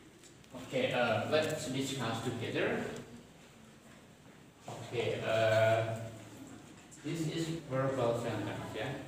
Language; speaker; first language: English; non-native, fluent; Indonesian